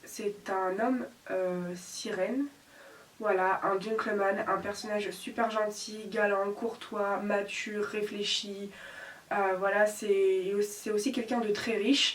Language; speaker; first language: French; native; French